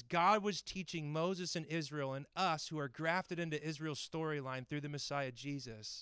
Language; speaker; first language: English; native; English